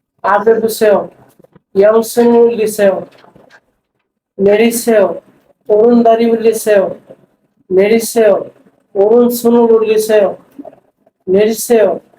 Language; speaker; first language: Korean; non-native, fluent; Bangla